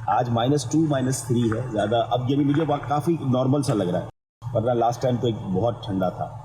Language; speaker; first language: Urdu; native; Urdu